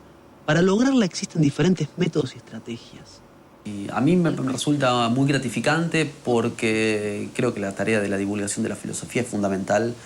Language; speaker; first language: Spanish; native; Spanish